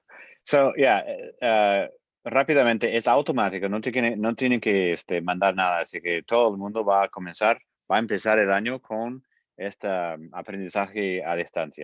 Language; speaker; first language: Spanish; non-native, fluent; English